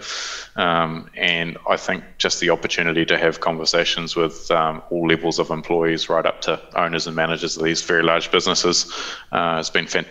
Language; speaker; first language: English; native; English